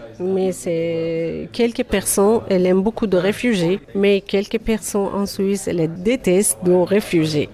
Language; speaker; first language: French; non-native, learner; Persian